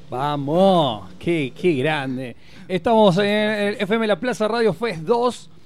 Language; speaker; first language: Spanish; native; Spanish